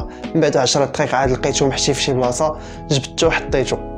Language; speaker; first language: Arabic; native; Arabic